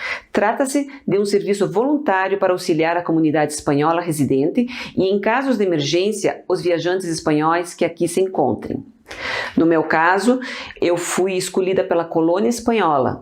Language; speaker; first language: Portuguese; early bilingual, other home language; Spanish